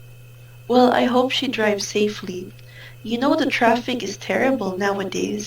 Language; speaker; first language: English; non-native, fluent; Filipino